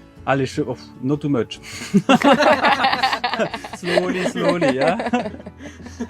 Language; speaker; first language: English; non-native, learner; French